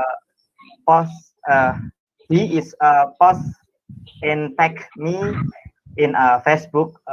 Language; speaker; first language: English; non-native, learner; Indonesian